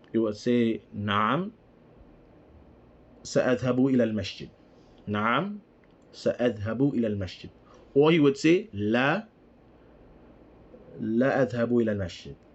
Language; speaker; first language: Arabic; non-native, fluent; English